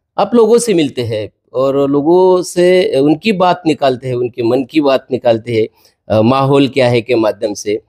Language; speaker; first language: Hindi; non-native, local second language; Marathi